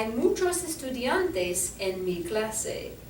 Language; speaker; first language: Spanish; non-native, fluent; English